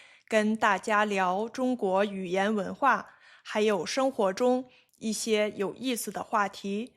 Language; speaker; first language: Chinese; native; Chinese